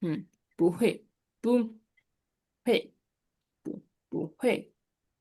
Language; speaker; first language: Chinese; non-native, fluent; Bangla